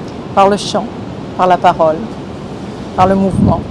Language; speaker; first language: French; native; French